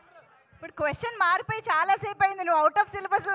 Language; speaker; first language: Telugu; native; Telugu